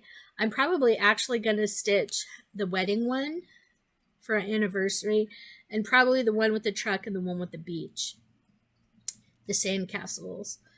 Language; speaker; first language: English; native; English